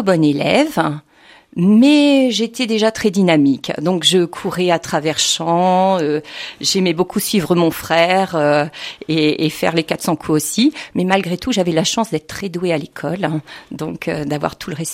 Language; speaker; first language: French; native; French